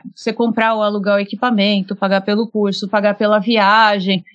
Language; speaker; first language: Portuguese; native; Portuguese